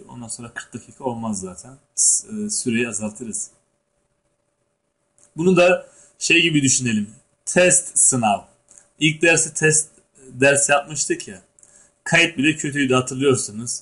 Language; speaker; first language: Turkish; native; Turkish